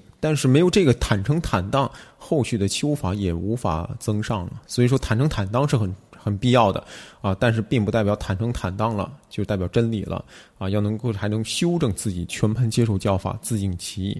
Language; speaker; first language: Chinese; native; Chinese